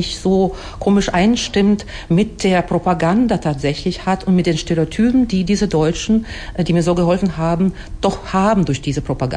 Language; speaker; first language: German; non-native, fluent; Ukrainian